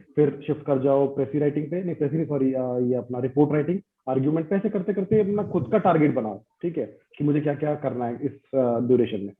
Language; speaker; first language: Hindi; native; Hindi